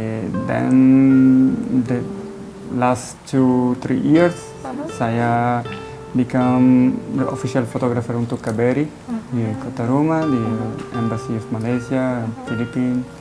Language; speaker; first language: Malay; non-native, learner; Italian